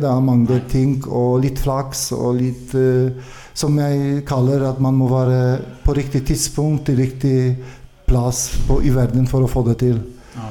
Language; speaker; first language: Norwegian; non-native, fluent; Polish